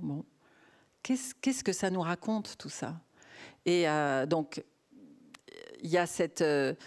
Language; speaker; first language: French; native; French